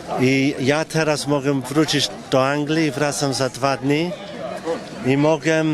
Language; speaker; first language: Polish; early bilingual, heritage; English